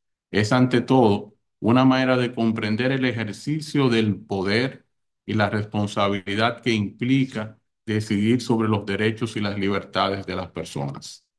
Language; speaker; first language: Spanish; native; Spanish